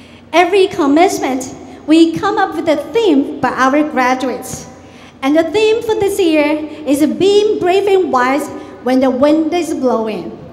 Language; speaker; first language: English; non-native, fluent; Chinese